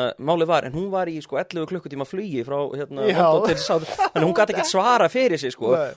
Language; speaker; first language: Icelandic; early bilingual, heritage; English